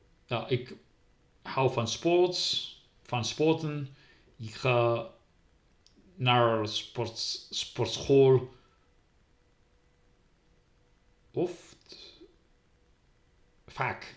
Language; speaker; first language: Dutch; non-native, learner; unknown